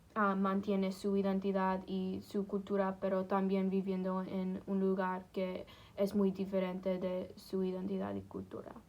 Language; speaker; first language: Spanish; non-native, fluent; English